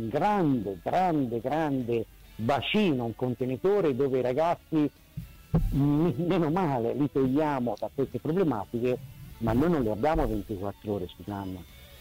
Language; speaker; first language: Italian; native; Italian